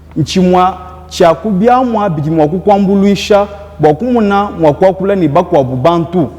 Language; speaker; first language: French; non-native, local second language; Luba-Lulua